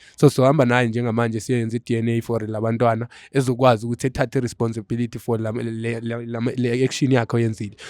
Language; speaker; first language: Zulu; non-native, local second language; Xhosa